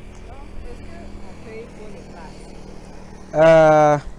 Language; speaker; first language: French; non-native, learner; English